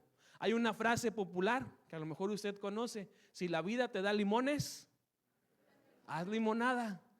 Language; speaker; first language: Spanish; native; Spanish